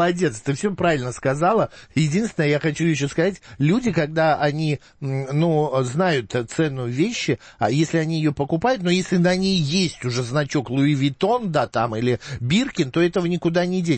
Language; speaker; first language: Russian; native; Russian